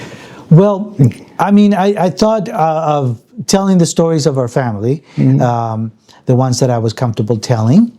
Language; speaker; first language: English; early bilingual, other home language; Spanish